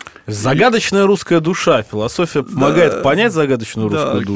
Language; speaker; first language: Russian; native; Russian